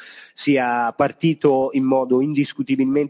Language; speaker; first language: Italian; native; Italian